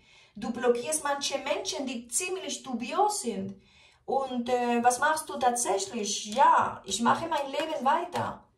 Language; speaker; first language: German; non-native, fluent; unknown